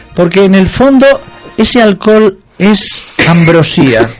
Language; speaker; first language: Spanish; non-native, local second language; Catalan